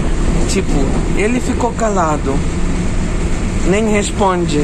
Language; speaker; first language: Portuguese; non-native, fluent; Ukrainian